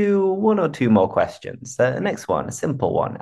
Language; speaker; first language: English; native; English